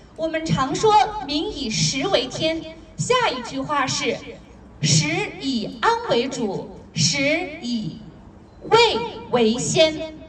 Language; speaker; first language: Chinese; native; Chinese